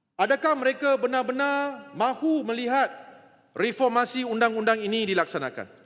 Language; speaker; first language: Malay; non-native, local second language; Tamil